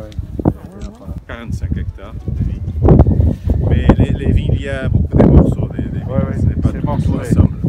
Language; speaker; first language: French; non-native, fluent; Portuguese